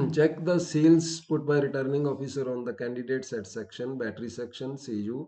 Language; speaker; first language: English; non-native, local second language; Punjabi